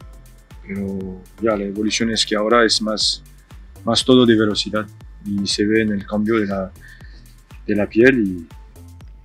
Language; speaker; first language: Spanish; non-native, fluent; French